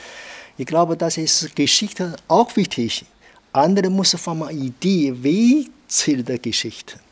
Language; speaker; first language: German; non-native, learner; Chinese